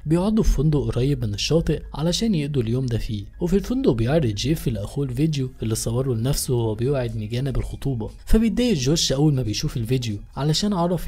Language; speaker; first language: Arabic; native; Arabic